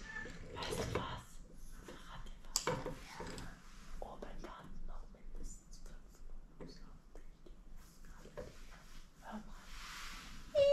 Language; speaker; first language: German; native; German